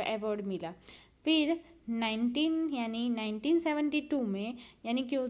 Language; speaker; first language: Hindi; non-native, local second language; Gujarati